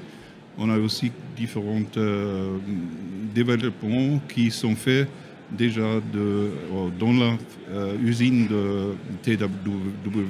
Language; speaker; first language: French; non-native, learner; German